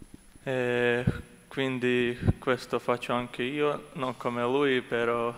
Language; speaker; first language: Italian; non-native, learner; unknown